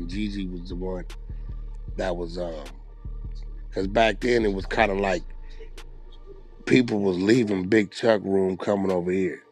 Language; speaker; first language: English; native; English